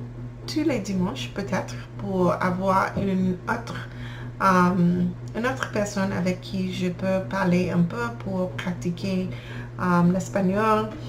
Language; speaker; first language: French; non-native, learner; English